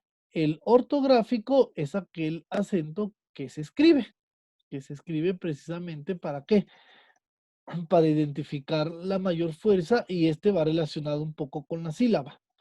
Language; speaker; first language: Spanish; native; Spanish